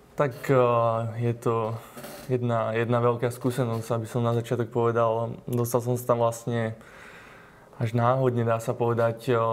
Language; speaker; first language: Slovak; native; Slovak